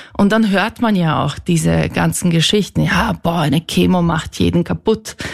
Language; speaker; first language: German; native; German